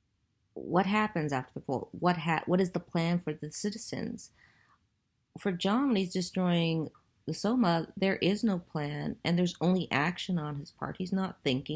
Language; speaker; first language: English; native; English